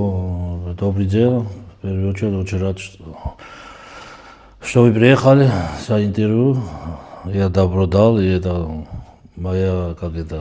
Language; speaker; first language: Russian; non-native, fluent; Georgian